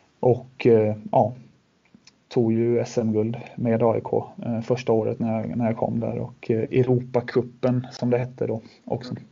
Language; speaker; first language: Swedish; native; Swedish